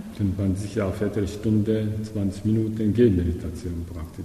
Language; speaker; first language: German; non-native, learner; Japanese